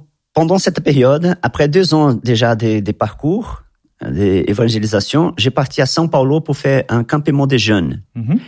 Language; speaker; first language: French; non-native, fluent; Italian